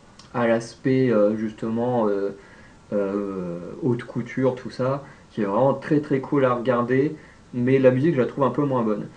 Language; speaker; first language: French; native; French